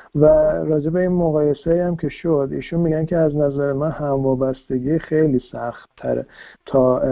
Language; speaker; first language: Persian; native; Persian